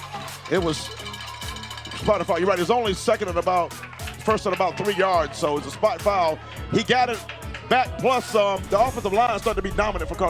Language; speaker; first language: English; native; English